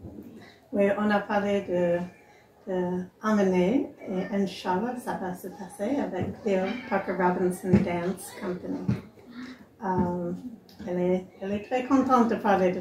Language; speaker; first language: French; non-native, learner; English